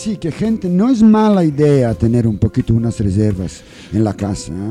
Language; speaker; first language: Spanish; non-native, learner; English